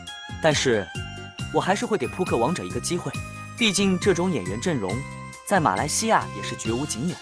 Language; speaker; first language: Chinese; native; Chinese